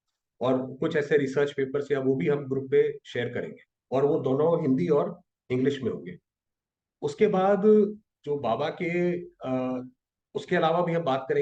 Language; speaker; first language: Hindi; native; Hindi